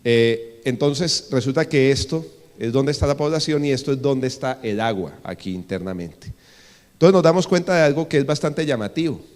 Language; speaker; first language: Spanish; native; Spanish